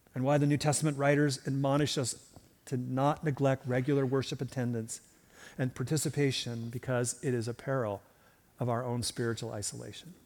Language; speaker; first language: English; early bilingual, other home language; Swedish